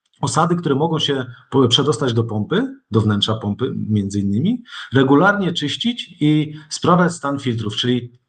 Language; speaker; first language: Polish; native; Polish